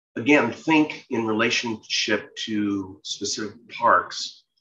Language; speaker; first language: English; native; English